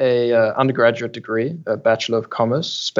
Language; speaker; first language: English; native; English